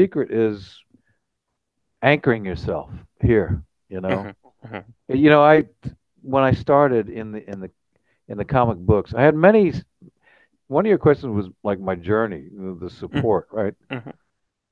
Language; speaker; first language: English; native; English